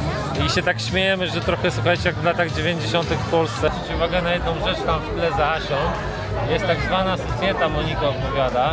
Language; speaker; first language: Polish; native; Polish